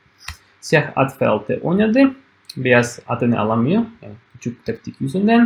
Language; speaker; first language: Turkish; non-native, fluent; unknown